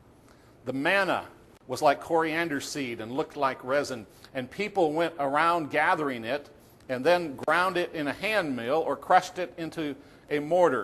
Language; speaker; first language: English; native; English